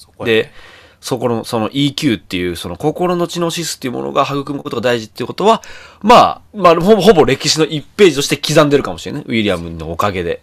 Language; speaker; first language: Japanese; native; Japanese